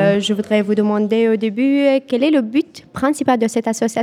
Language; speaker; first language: French; non-native, fluent; Arabic